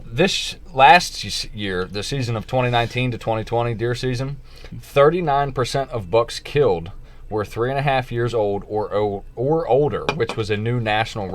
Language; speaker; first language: English; native; English